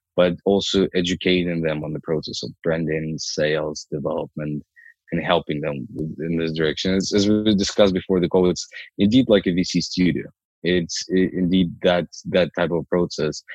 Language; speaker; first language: English; non-native, fluent; Ukrainian